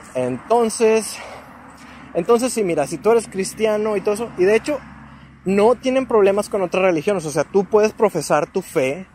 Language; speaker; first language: Spanish; native; Spanish